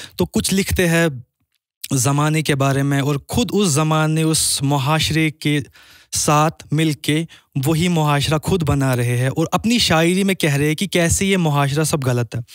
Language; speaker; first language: Hindi; non-native, local second language; Kashmiri